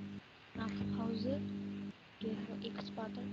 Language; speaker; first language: German; non-native, learner; Indonesian